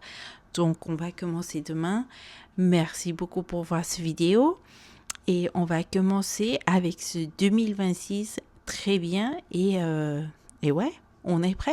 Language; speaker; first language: French; non-native, fluent; Spanish